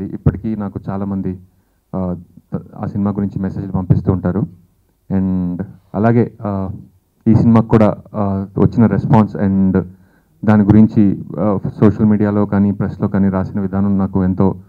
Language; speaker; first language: Telugu; native; Telugu